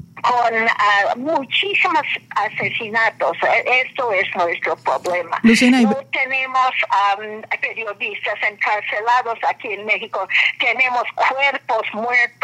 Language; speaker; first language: Spanish; non-native, fluent; English